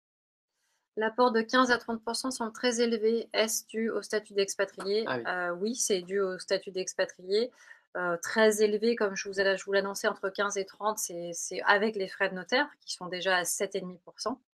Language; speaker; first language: French; native; French